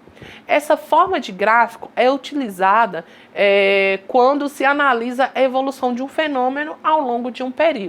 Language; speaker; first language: Portuguese; native; Portuguese